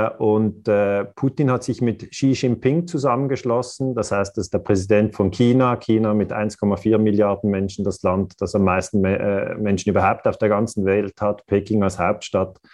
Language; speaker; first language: German; native; German